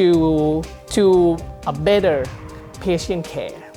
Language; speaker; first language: English; non-native, learner; Thai